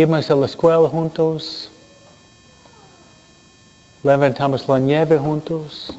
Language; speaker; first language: Spanish; non-native, fluent; English